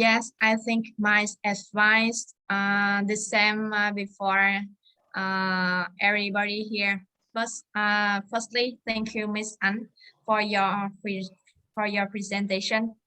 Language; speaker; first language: English; non-native, learner; Vietnamese